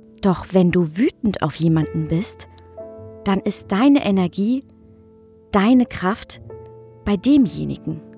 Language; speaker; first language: German; native; German